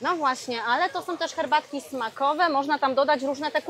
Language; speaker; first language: Polish; native; Polish